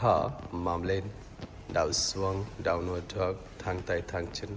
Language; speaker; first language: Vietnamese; non-native, learner; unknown